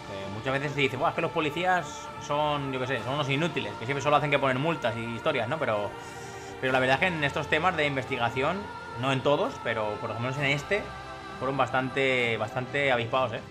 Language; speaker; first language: Spanish; native; Spanish